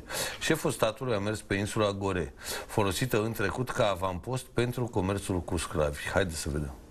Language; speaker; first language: Romanian; native; Romanian